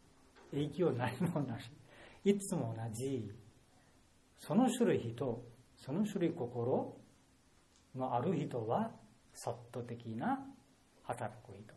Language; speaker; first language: Japanese; non-native, learner; Bangla